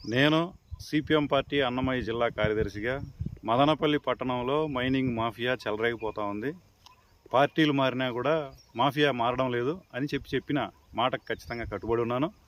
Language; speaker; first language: Telugu; native; Telugu